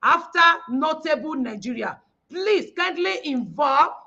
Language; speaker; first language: English; non-native, local second language; Yoruba